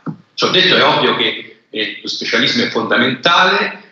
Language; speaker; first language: Italian; native; Italian